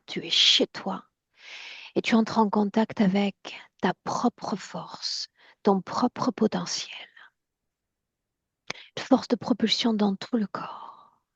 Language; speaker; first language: French; native; French